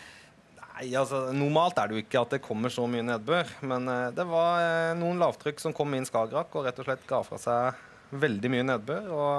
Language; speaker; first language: Norwegian; native; Norwegian